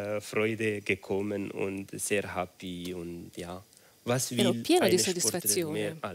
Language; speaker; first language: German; non-native, learner; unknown